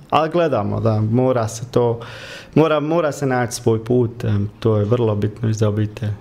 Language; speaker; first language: Croatian; early bilingual, heritage; Croatian